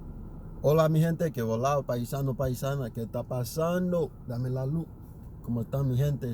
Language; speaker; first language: Spanish; non-native, learner; Haitian Creole